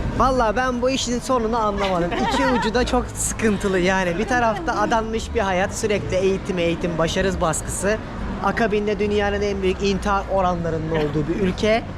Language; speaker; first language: Turkish; native; Turkish